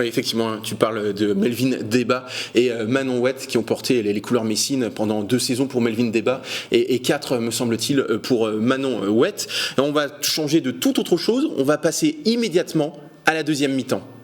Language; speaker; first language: French; native; French